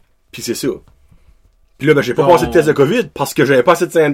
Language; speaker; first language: French; native; French